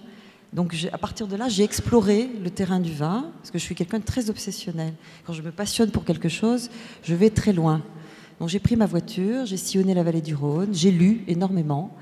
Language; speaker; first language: French; native; French